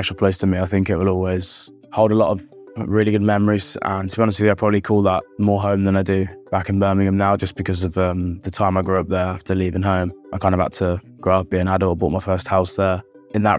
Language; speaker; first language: English; native; English